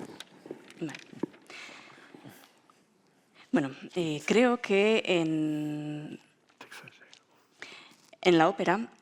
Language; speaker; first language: Spanish; native; Spanish